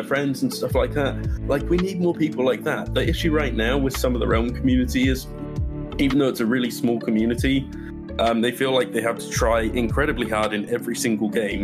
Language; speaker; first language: English; native; English